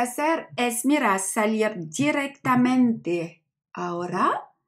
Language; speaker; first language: Spanish; non-native, learner; French